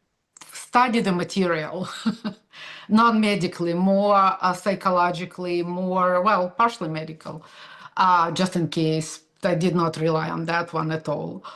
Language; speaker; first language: English; non-native, fluent; Russian